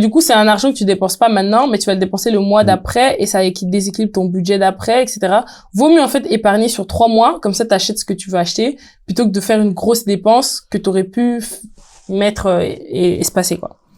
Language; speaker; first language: French; native; French